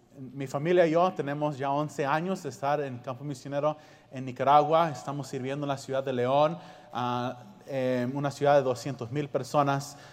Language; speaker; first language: Spanish; early bilingual, heritage; Spanish